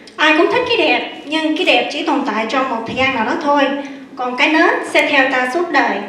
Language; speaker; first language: Vietnamese; early bilingual, other home language; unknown